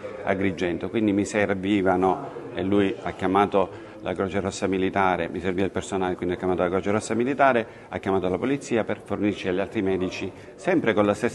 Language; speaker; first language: Italian; native; Italian